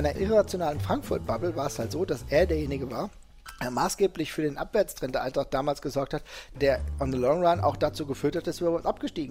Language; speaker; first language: German; native; German